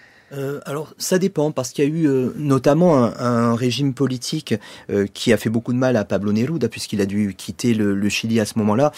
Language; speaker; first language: French; native; French